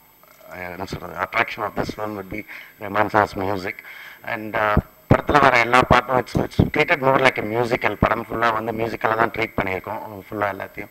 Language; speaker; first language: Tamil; native; Tamil